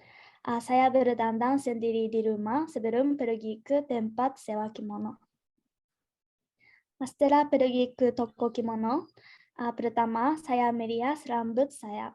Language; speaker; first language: Indonesian; non-native, learner; Japanese